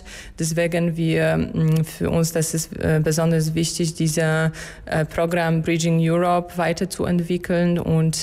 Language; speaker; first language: German; non-native, fluent; Polish